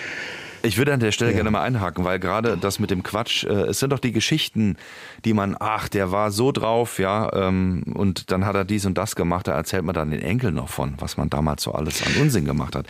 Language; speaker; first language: German; native; German